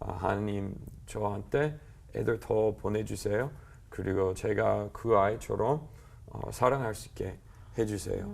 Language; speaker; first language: Korean; non-native, learner; English